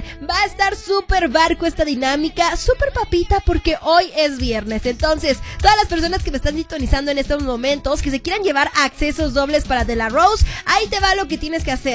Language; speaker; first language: Spanish; native; Spanish